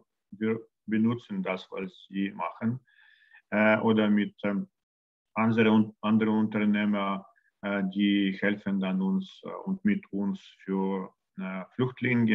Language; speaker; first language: German; non-native, learner; Russian